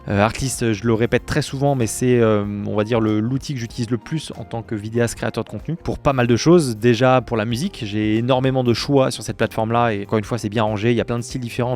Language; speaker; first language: French; native; French